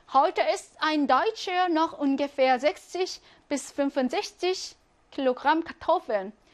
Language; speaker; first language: German; non-native, fluent; Korean